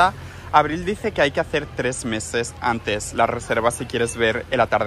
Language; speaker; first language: Spanish; native; Spanish